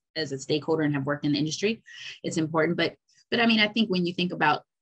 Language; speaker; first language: English; native; English